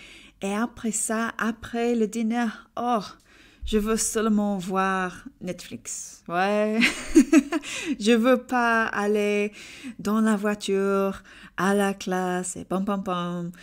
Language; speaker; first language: French; non-native, learner; English